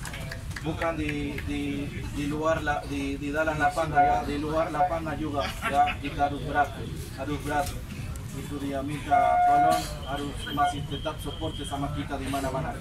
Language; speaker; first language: Indonesian; non-native, learner; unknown